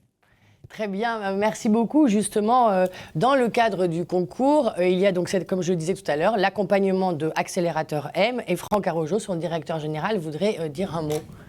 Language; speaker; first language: French; native; French